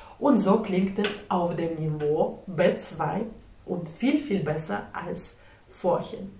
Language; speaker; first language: German; non-native, fluent; Russian